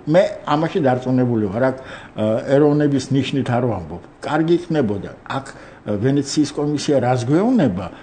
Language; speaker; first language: Georgian; non-native, local second language; Armenian